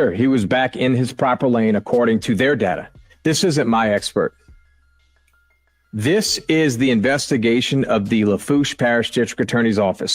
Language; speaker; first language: English; native; English